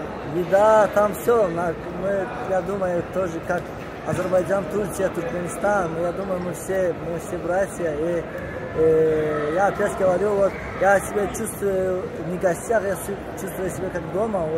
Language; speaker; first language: Russian; non-native, learner; Azerbaijani